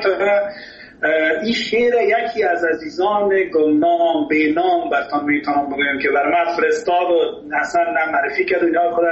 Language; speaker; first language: Persian; native; Persian